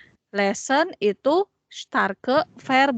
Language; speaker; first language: German; non-native, fluent; Indonesian